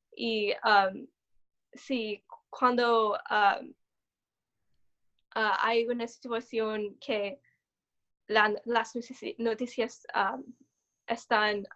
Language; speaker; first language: Spanish; non-native, learner; English